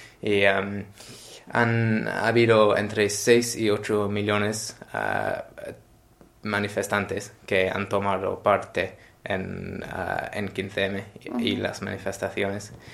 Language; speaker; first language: Spanish; non-native, learner; English